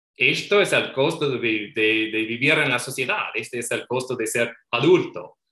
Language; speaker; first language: Spanish; non-native, fluent; English